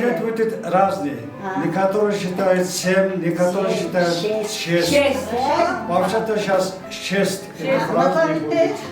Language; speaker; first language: Russian; non-native, fluent; Mongolian